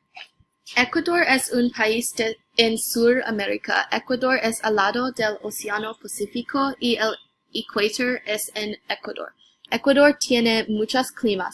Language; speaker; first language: Spanish; non-native, learner; English